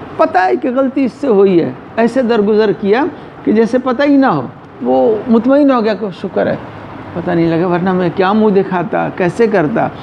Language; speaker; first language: Urdu; non-native, local second language; Punjabi